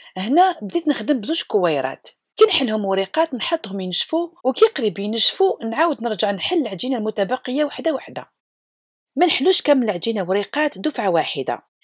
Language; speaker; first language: Arabic; native; Arabic